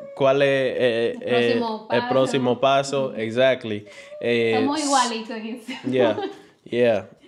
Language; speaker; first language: Spanish; early bilingual, heritage; Spanish